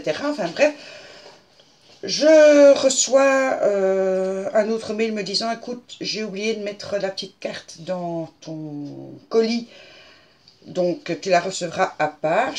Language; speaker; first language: French; native; French